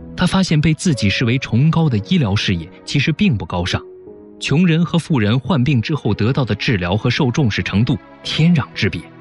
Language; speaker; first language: Chinese; native; Chinese